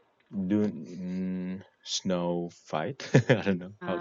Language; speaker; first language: English; non-native, learner; Korean